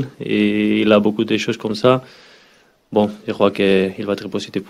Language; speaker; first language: French; non-native, learner; Spanish